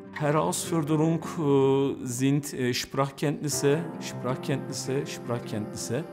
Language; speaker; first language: German; non-native, learner; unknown